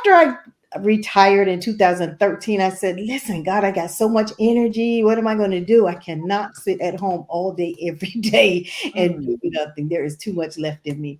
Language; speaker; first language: English; native; English